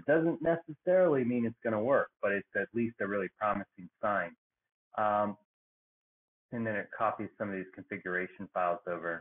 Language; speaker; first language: English; native; English